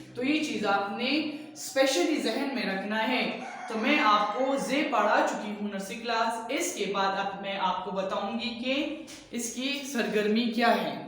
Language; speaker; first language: Urdu; native; Urdu